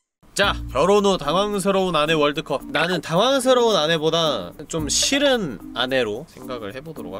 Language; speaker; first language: Korean; native; Korean